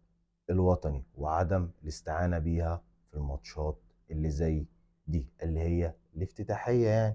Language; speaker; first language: Arabic; native; Arabic